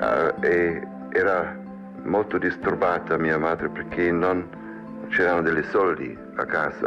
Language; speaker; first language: Italian; non-native, fluent; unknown